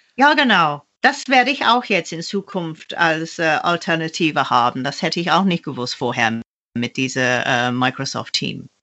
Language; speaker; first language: German; non-native, fluent; English